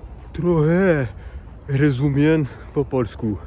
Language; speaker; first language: Polish; non-native, learner; French